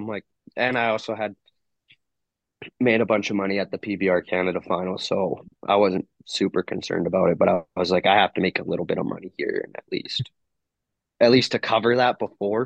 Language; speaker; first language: English; native; English